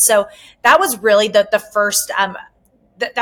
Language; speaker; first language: English; native; English